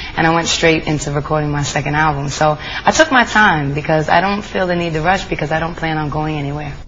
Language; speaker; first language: English; native; English